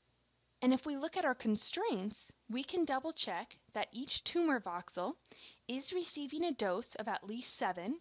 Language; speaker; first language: English; native; English